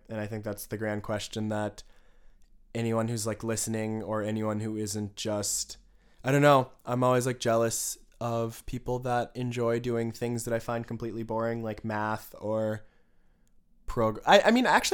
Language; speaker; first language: English; native; English